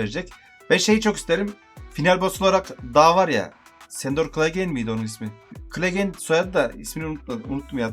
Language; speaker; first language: Turkish; native; Turkish